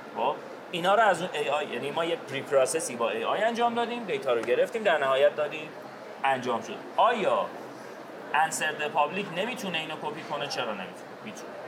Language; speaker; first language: Persian; non-native, local second language; Azerbaijani